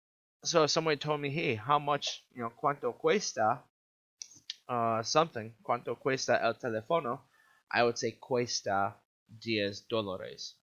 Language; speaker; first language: Spanish; non-native, learner; English